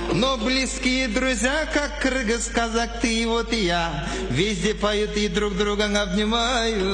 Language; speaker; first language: Russian; non-native, local second language; Kyrgyz